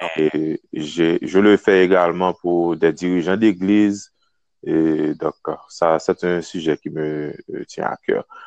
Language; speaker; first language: French; non-native, local second language; Haitian Creole